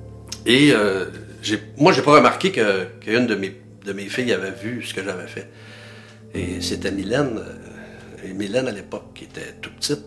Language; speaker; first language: French; native; French